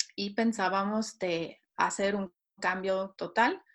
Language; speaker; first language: Spanish; non-native, fluent; Swiss German